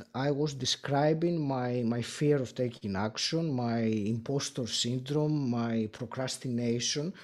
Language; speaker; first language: English; non-native, fluent; Greek